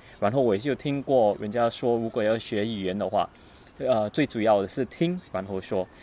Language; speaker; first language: Chinese; non-native, learner; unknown